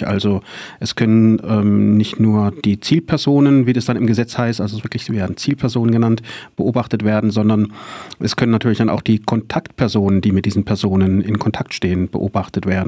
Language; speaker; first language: German; native; German